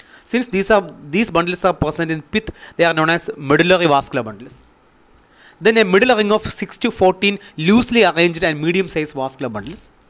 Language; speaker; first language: English; non-native, local second language; Malayalam